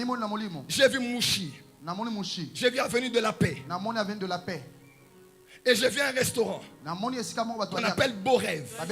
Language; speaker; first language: French; non-native, local second language; Lingala